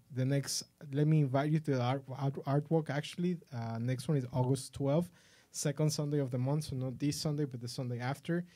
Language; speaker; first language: English; early bilingual, other home language; Spanish